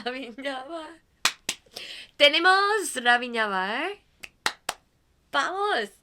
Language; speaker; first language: Spanish; non-native, learner; Korean